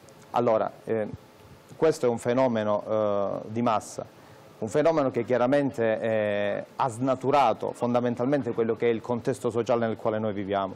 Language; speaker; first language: Italian; native; Italian